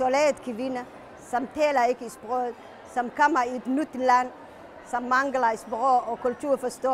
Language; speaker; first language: Danish; non-native, fluent; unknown